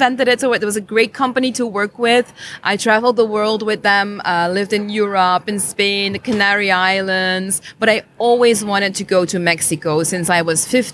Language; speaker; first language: English; non-native, fluent; Dutch